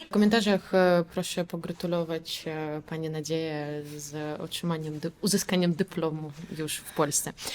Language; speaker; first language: Polish; non-native, fluent; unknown